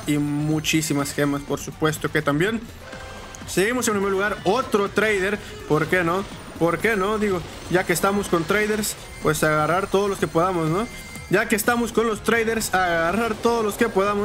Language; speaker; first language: Spanish; native; Spanish